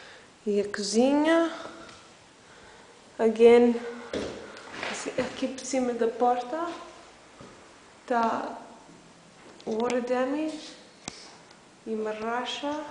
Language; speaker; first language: Portuguese; early bilingual, heritage; English